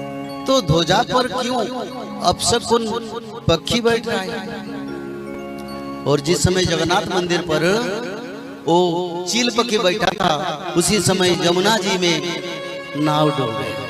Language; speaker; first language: Hindi; non-native, local second language; Odia